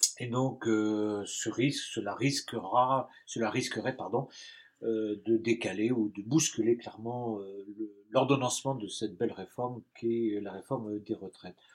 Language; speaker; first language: French; native; French